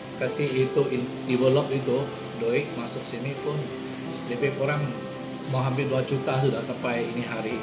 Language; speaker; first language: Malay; non-native, local second language; Hakka Chinese